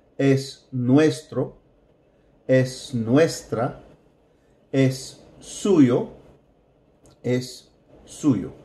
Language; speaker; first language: Spanish; non-native, fluent; English